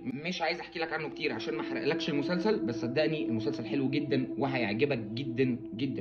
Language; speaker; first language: Arabic; native; Arabic